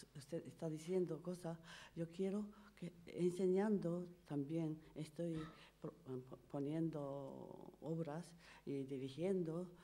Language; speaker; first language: Spanish; non-native, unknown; Japanese